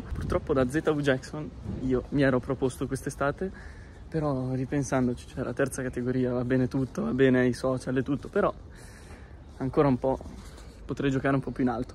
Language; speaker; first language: Italian; native; Italian